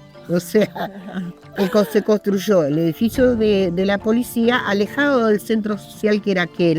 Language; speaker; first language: Spanish; native; Spanish